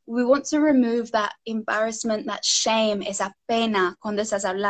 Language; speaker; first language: Spanish; non-native, fluent; English